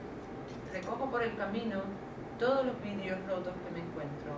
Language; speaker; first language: Spanish; native; Spanish